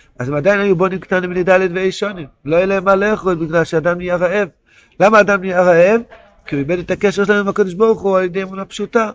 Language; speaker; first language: Hebrew; non-native, local second language; Yiddish